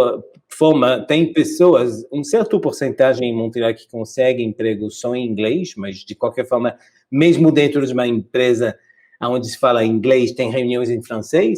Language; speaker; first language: Portuguese; non-native, fluent; French